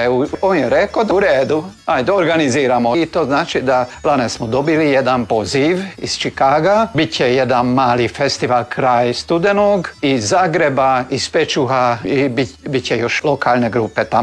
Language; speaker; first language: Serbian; early bilingual, heritage; Serbian